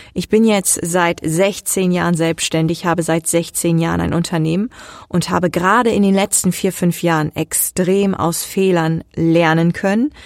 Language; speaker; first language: German; native; German